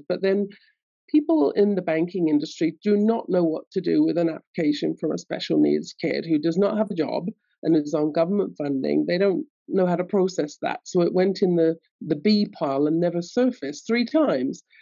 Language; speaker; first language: English; native; English